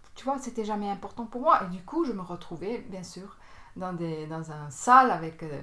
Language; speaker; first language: French; native; French